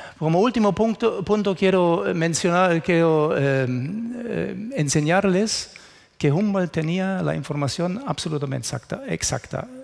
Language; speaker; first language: Spanish; non-native, fluent; German